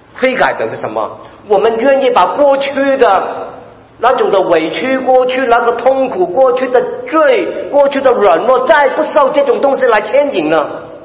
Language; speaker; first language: Chinese; non-native, local second language; Cantonese